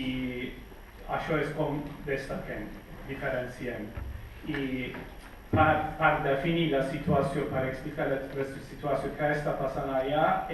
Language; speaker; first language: Catalan; non-native, fluent; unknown